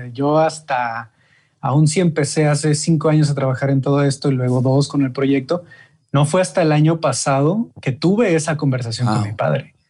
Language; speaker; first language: Spanish; native; Spanish